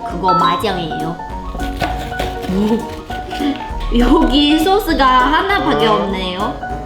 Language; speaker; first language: Korean; non-native, learner; Chinese